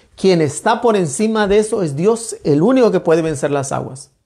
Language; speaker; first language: Spanish; native; Spanish